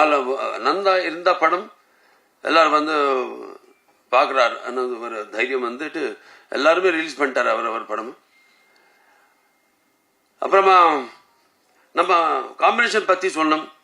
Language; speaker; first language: Tamil; non-native, learner; Telugu